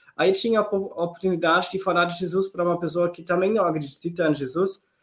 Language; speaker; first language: Portuguese; non-native, fluent; German